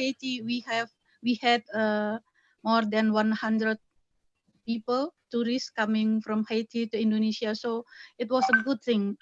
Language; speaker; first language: English; non-native, fluent; Indonesian